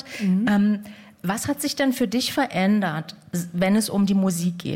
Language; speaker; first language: German; native; German